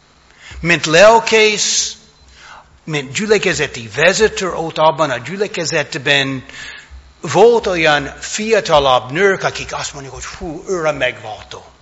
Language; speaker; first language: Hungarian; non-native, fluent; English